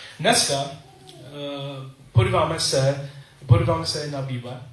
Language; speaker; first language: Czech; non-native, learner; English